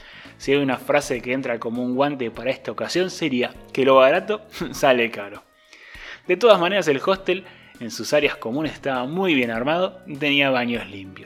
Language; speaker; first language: Spanish; native; Spanish